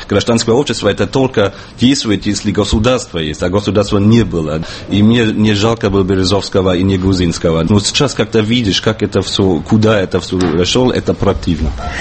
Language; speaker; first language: Russian; non-native, fluent; German